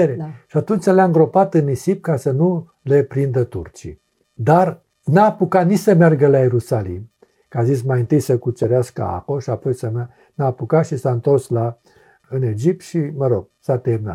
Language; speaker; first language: Romanian; native; Romanian